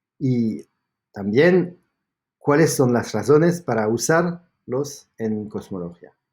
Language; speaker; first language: Spanish; non-native, fluent; French